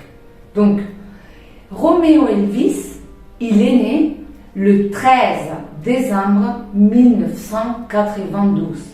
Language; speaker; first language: French; non-native, fluent; Spanish